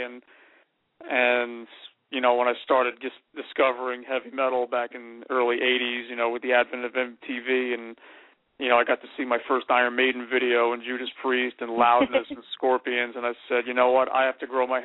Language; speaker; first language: English; native; English